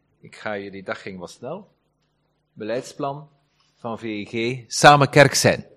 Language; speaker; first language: Dutch; native; Dutch